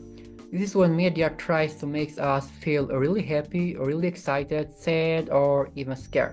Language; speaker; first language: English; non-native, fluent; Albanian